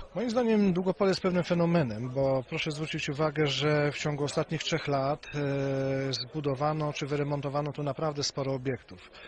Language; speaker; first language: Polish; native; Polish